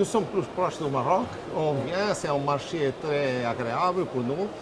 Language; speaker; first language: French; non-native, fluent; Portuguese